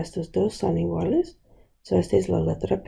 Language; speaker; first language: Spanish; non-native, local second language; English